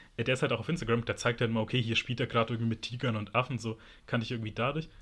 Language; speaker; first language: German; native; German